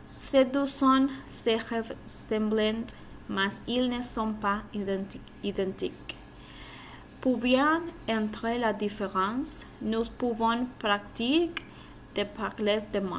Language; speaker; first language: French; non-native, learner; Spanish